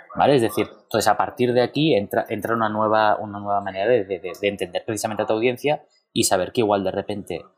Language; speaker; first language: Spanish; native; Spanish